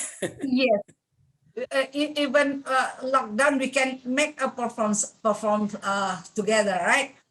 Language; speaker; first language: English; non-native, learner; Indonesian